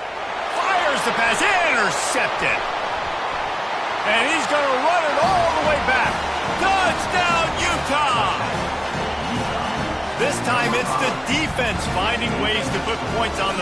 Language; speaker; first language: English; native; English